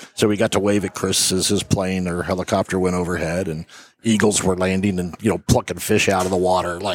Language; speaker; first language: English; native; English